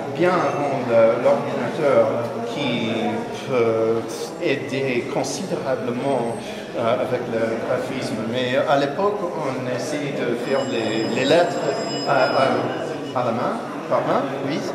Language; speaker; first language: French; non-native, fluent; English